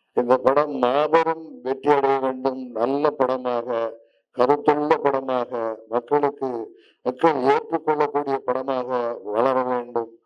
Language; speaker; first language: Tamil; native; Tamil